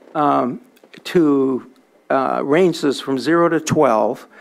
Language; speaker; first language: English; native; English